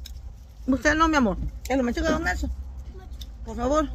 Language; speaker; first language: Spanish; native; Spanish